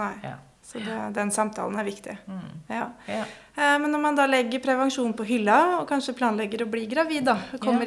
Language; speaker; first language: Norwegian; native; Norwegian